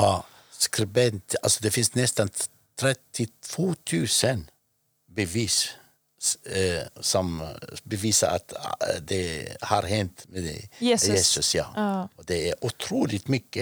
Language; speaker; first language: Swedish; non-native, fluent; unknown